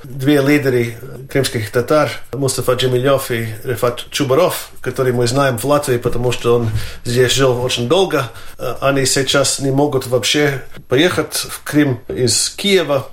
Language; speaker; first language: Russian; non-native, fluent; Latvian